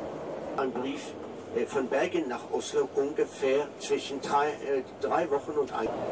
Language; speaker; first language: German; non-native, fluent; Norwegian